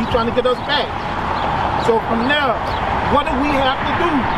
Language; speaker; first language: English; native; English